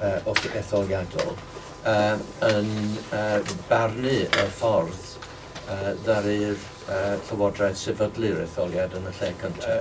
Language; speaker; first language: Welsh; non-native, local second language; English